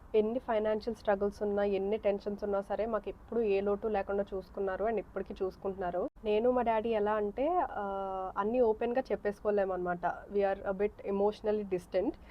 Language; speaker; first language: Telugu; early bilingual, heritage; Telugu